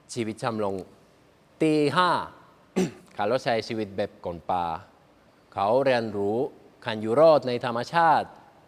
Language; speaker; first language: Thai; non-native, learner; Spanish